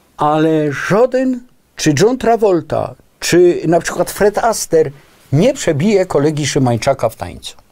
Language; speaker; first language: Polish; native; Polish